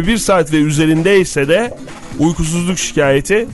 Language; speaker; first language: Turkish; native; Turkish